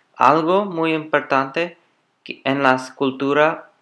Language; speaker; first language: Spanish; non-native, learner; English